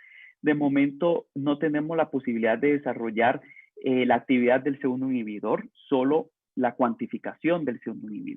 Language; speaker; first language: Spanish; native; Spanish